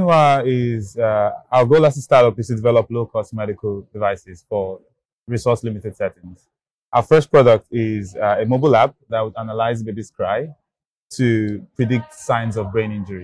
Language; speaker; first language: English; non-native, local second language; Igbo